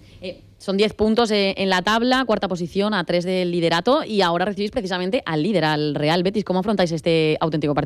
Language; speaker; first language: Spanish; native; Spanish